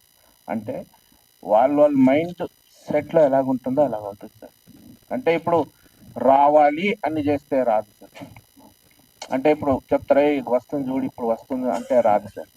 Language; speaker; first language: Telugu; non-native, local second language; Hindi